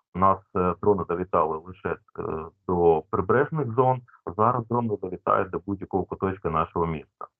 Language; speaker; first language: Ukrainian; non-native, local second language; Russian